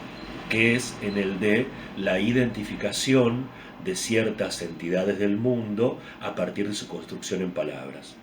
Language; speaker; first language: Spanish; native; Spanish